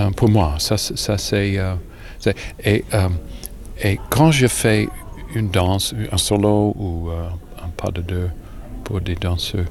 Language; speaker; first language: French; non-native, learner; English